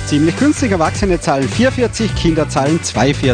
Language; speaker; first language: German; native; German